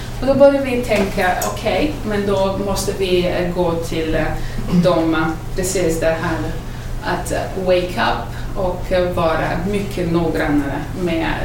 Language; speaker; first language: Swedish; non-native, fluent; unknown